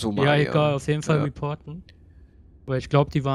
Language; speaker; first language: German; native; German